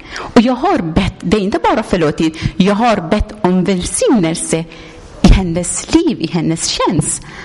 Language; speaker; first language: Swedish; non-native, learner; Persian